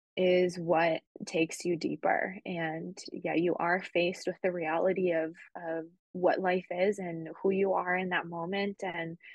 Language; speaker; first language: English; early bilingual, other home language; Spanish